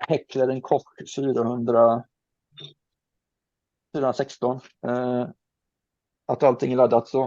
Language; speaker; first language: Swedish; native; Swedish